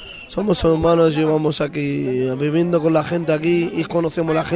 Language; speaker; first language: Spanish; non-native, learner; Arabic